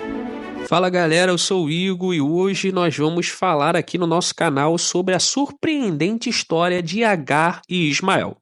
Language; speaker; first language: Portuguese; native; Portuguese